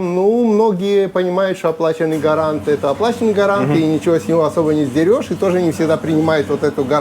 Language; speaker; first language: Russian; native; Russian